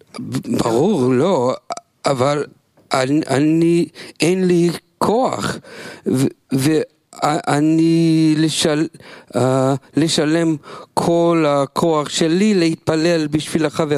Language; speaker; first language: Hebrew; non-native, learner; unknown